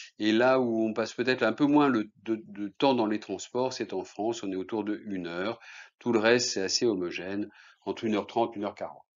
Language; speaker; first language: French; native; French